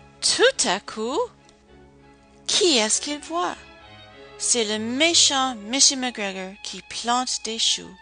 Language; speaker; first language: French; non-native, fluent; English